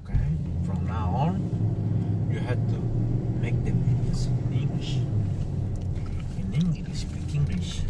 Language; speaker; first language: English; non-native, fluent; Spanish